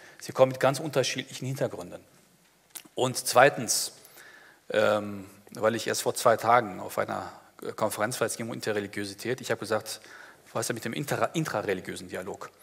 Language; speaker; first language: German; early bilingual, other home language; Turkish